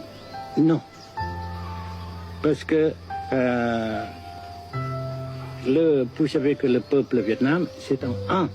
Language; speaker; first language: French; non-native, fluent; Vietnamese